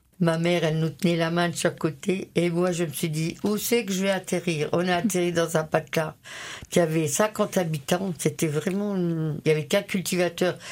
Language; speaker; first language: French; early bilingual, other home language; Italian